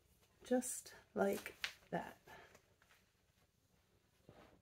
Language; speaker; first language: English; native; English